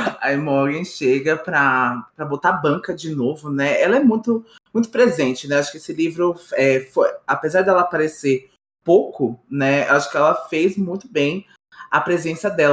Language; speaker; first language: Portuguese; native; Portuguese